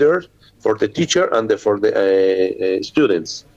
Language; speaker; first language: English; non-native, learner; Spanish